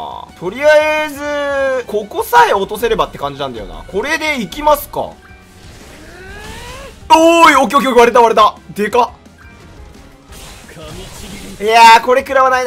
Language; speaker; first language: Japanese; native; Japanese